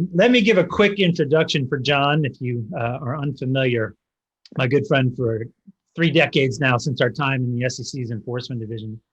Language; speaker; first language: English; native; English